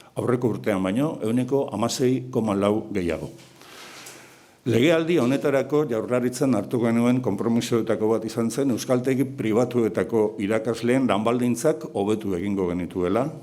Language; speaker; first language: Basque; native; Basque